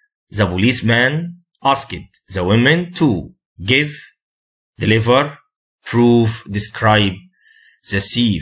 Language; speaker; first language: English; non-native, fluent; Arabic